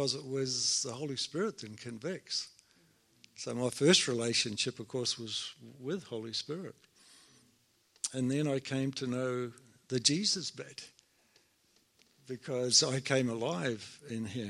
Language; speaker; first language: English; native; English